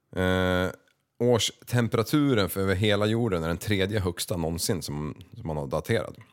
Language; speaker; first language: Swedish; native; Swedish